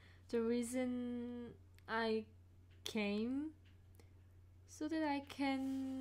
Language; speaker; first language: English; non-native, learner; Korean